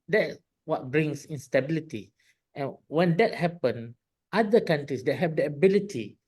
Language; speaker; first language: English; non-native, local second language; Malay